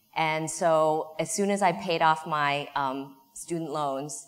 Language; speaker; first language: English; native; English